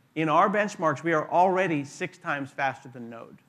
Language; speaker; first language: English; native; English